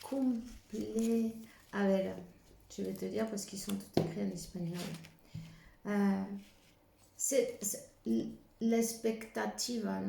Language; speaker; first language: French; non-native, fluent; Spanish